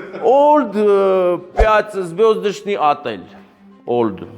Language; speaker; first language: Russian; non-native, fluent; Armenian